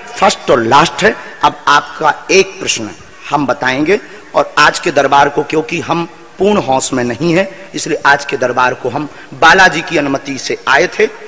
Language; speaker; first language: Hindi; native; Hindi